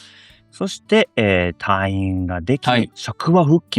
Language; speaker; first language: Japanese; native; Japanese